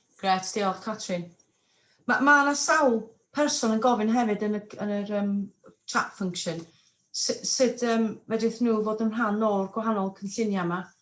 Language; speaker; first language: Welsh; non-native, local second language; English